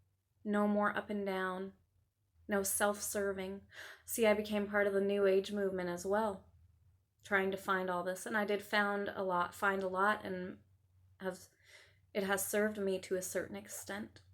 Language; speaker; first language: English; native; English